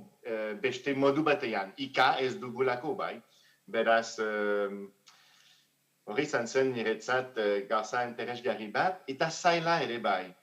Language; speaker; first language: Basque; non-native, fluent; French